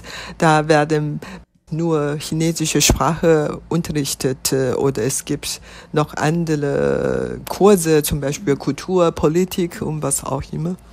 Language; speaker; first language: German; non-native, fluent; Chinese